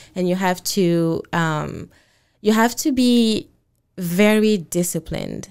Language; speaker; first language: English; non-native, fluent; French